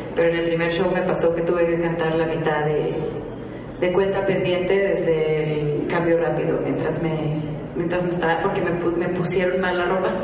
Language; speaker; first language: Spanish; native; Spanish